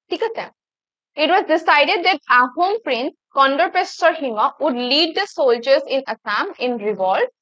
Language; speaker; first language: English; non-native, local second language; Assamese